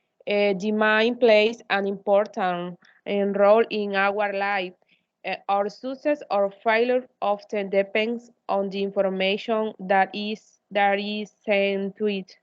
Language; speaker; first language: English; non-native, learner; Spanish